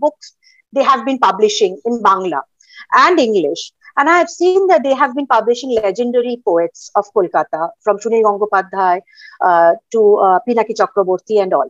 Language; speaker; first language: English; non-native, local second language; Bangla